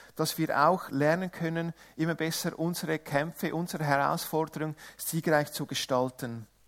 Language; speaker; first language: German; non-native, local second language; Italian